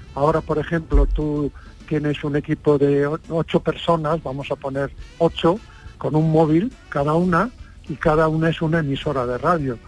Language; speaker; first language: Spanish; native; Spanish